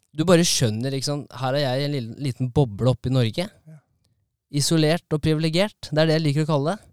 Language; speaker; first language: Norwegian; native; Norwegian